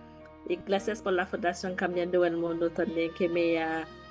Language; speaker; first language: Spanish; non-native, learner; Haitian Creole